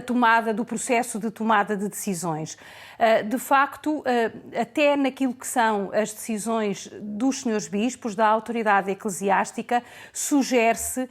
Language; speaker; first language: Portuguese; native; Portuguese